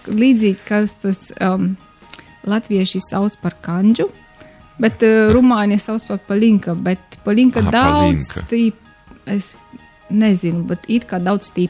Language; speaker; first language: Latvian; non-native, learner; Romanian